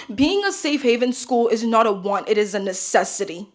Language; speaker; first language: English; early bilingual, other home language; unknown